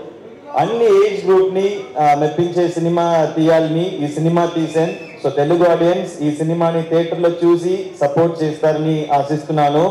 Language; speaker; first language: Telugu; non-native, learner; Tamil